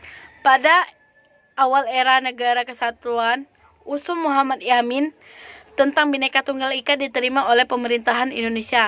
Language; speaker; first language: Indonesian; native; Indonesian